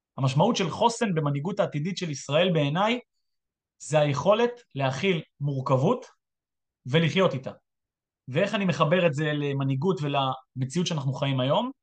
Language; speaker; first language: Hebrew; native; Hebrew